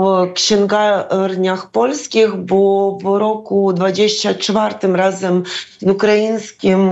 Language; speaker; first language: Polish; non-native, fluent; Ukrainian